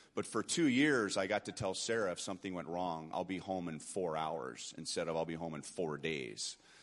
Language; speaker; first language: English; native; English